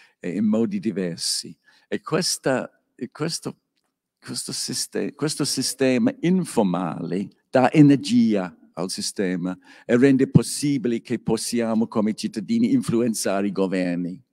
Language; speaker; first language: Italian; non-native, learner; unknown